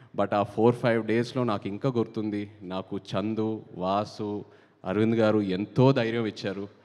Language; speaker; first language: Telugu; native; Telugu